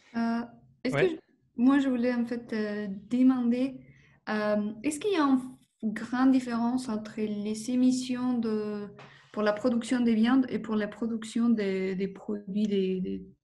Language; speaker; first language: French; non-native, fluent; Spanish